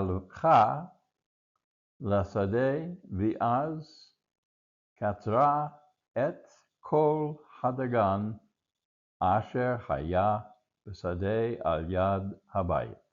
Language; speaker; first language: Hebrew; non-native, learner; English